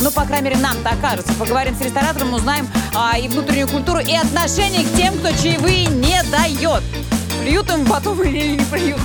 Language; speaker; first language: Russian; native; Russian